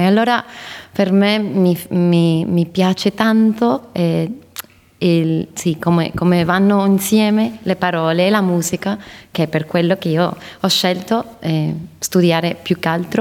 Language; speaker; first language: Italian; non-native, fluent; English